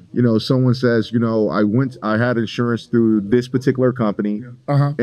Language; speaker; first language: English; native; English